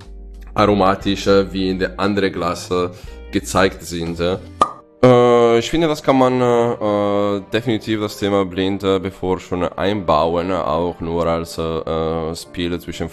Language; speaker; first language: German; non-native, fluent; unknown